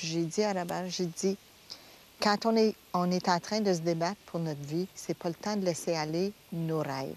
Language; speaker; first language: French; native; French